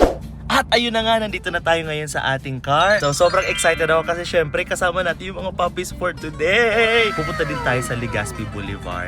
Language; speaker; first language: Filipino; non-native, local second language; Bikol